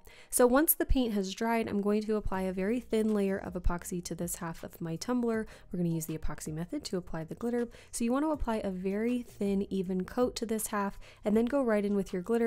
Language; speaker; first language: English; native; English